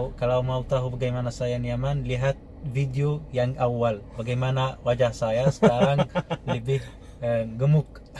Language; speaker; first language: Indonesian; non-native, learner; Arabic